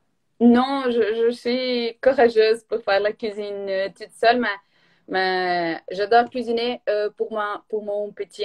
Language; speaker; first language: French; non-native, learner; Portuguese